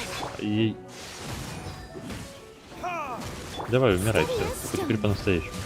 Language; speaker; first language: Russian; native; Russian